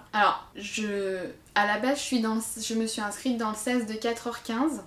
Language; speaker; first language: French; native; French